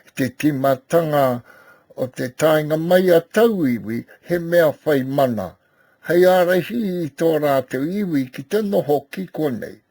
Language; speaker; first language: Māori; native; Māori